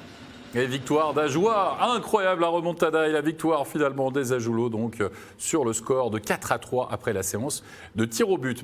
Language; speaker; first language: French; native; French